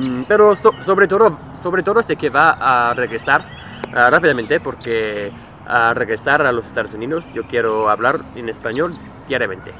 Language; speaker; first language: Spanish; non-native, fluent; English